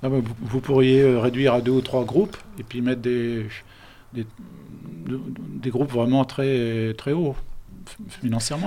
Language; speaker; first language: French; native; French